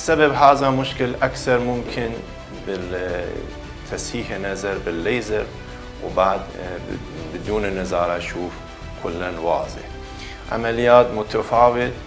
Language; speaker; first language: Arabic; non-native, learner; Persian